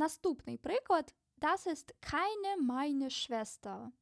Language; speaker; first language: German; non-native, fluent; Ukrainian